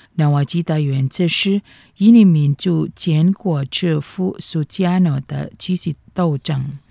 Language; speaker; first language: Chinese; non-native, fluent; Indonesian